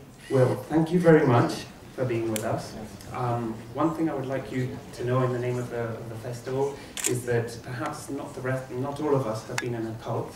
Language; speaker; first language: English; non-native, fluent; Spanish